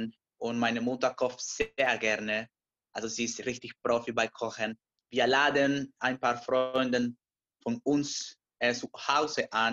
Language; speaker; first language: German; non-native, learner; Spanish